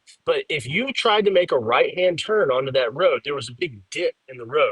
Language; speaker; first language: English; native; English